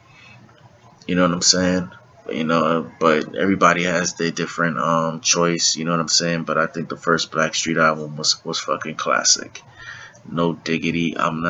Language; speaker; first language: English; native; English